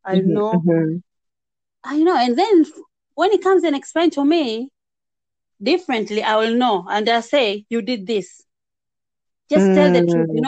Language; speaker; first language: English; native; English